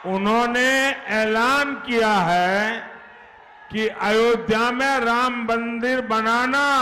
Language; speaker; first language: Hindi; native; Hindi